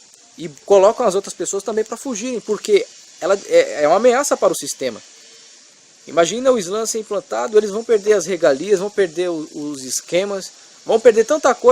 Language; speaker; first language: Portuguese; native; Portuguese